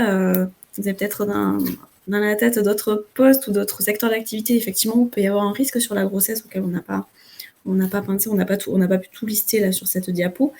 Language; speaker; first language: French; native; French